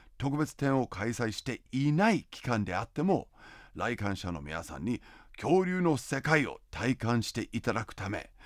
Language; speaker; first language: Japanese; non-native, fluent; English